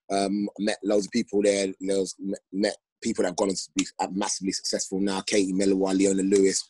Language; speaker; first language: English; native; English